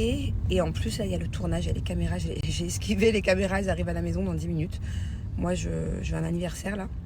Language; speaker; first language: French; native; French